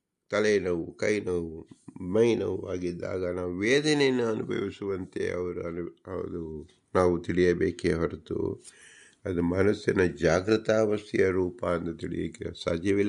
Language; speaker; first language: Kannada; native; Kannada